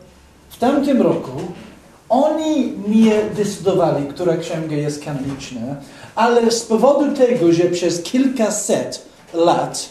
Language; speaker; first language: Polish; non-native, fluent; English